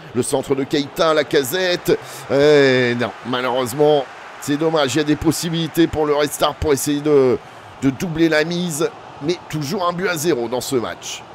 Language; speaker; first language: French; native; French